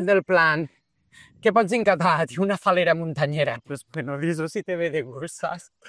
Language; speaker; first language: Catalan; early bilingual, other home language; Portuguese